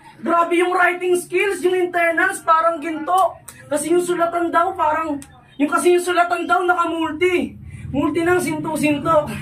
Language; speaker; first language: Filipino; native; Filipino